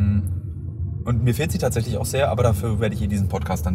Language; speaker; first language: German; native; German